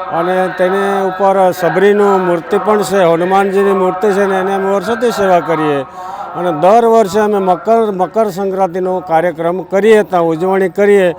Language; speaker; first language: Gujarati; non-native, local second language; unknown